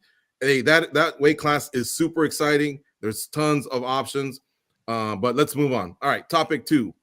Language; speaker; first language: English; native; English